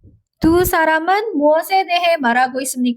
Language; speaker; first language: Korean; non-native, fluent; Indonesian